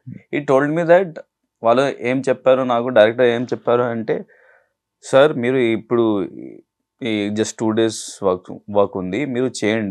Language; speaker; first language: Telugu; non-native, learner; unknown